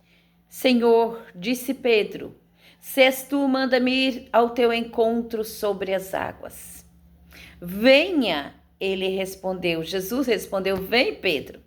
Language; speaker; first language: Portuguese; native; Portuguese